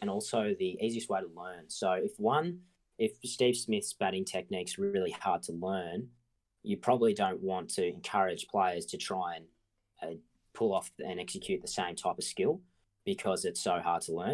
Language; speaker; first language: English; native; English